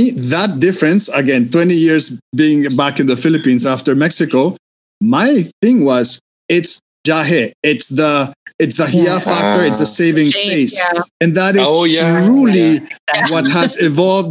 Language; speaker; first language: English; non-native, fluent; Spanish